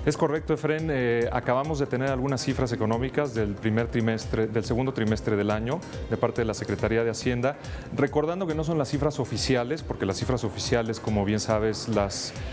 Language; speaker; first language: Spanish; native; Spanish